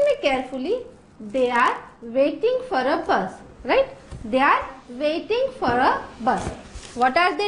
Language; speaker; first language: English; non-native, fluent; Gujarati